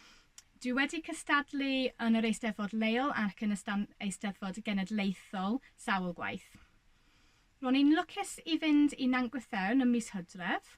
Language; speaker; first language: Welsh; non-native, learner; English